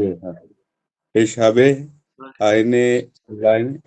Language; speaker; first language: German; non-native, learner; Urdu